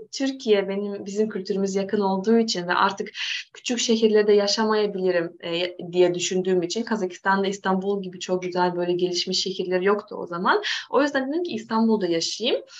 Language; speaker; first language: Turkish; non-native, fluent; Kazakh